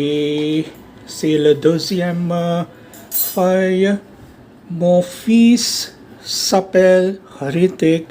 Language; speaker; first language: French; non-native, learner; Hindi